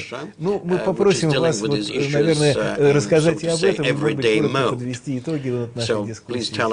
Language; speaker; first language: Russian; native; Russian